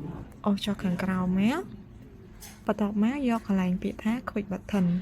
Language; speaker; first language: Khmer; native; Khmer